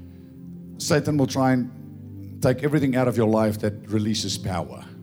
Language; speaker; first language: English; non-native, local second language; Afrikaans